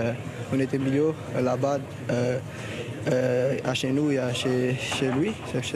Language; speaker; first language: French; non-native, learner; Portuguese